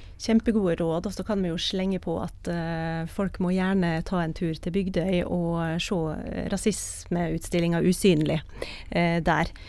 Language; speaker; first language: Norwegian; native; Norwegian